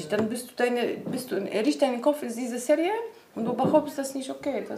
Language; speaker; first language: German; non-native, learner; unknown